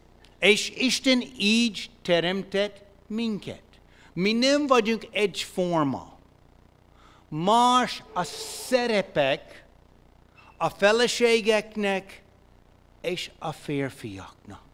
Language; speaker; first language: Hungarian; non-native, fluent; English